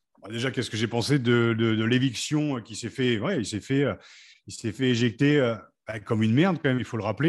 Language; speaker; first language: French; native; French